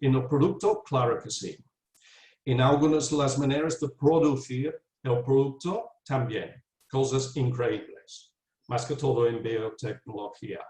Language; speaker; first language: Spanish; non-native, fluent; English